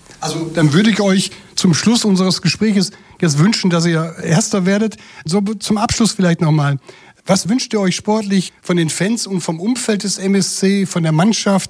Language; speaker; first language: German; native; German